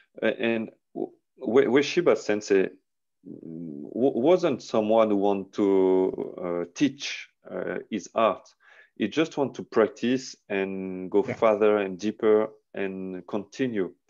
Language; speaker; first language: English; non-native, learner; French